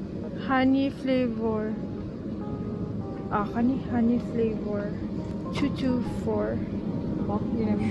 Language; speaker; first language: English; non-native, local second language; Filipino